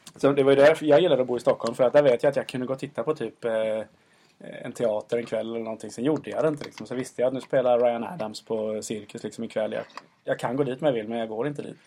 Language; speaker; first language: Swedish; native; Swedish